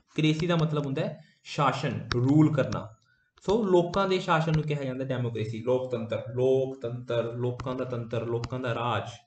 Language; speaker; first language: Hindi; non-native, local second language; Punjabi